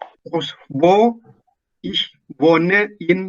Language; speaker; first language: German; non-native, fluent; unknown